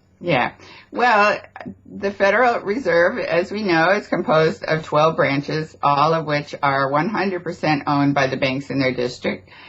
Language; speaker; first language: English; native; English